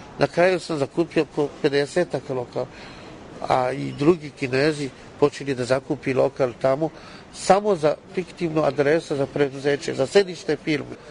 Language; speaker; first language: Serbian; non-native, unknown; Chinese